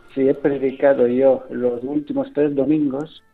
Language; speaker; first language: Spanish; non-native, local second language; Fang